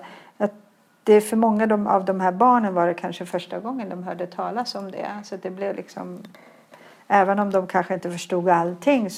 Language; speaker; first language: Swedish; early bilingual, other home language; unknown